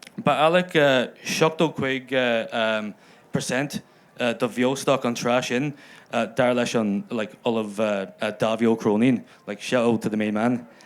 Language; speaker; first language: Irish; non-native, local second language; English